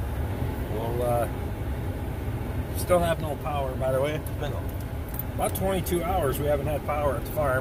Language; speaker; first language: English; native; English